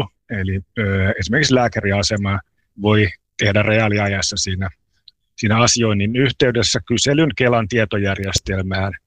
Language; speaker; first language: Finnish; native; Finnish